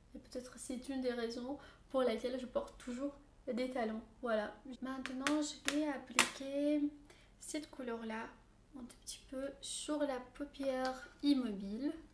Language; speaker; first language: French; non-native, fluent; Armenian